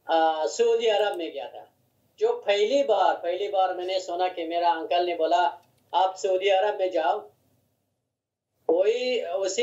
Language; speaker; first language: Hindi; non-native, learner; Hazaragi